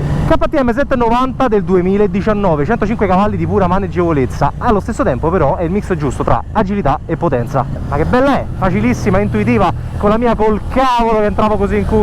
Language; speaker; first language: Italian; native; Italian